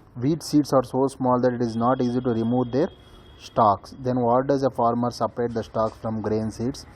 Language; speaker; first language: English; non-native, local second language; Kannada